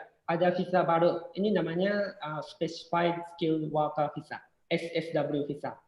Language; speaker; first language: Indonesian; non-native, fluent; Japanese